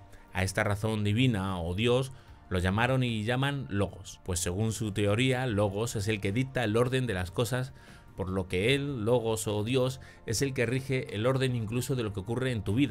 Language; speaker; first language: Spanish; native; Spanish